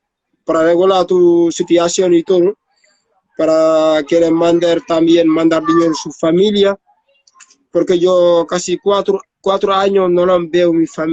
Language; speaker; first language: Spanish; non-native, learner; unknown